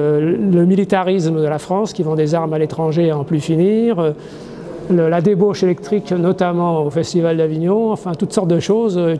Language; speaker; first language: French; native; French